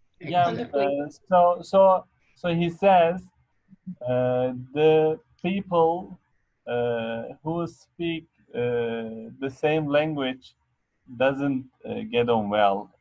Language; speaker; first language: English; non-native, fluent; Arabic